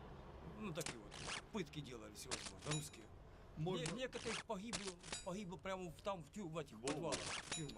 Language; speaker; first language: Russian; native; Russian